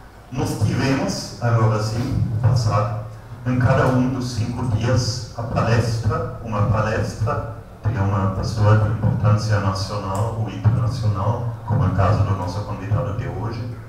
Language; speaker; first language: Portuguese; native; Portuguese